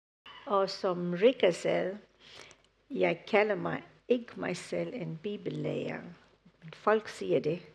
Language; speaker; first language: Danish; non-native, fluent; English